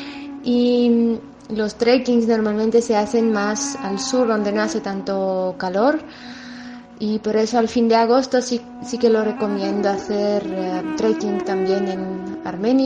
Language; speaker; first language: Spanish; non-native, fluent; Armenian